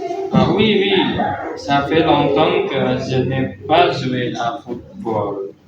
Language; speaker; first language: French; non-native, learner; Indonesian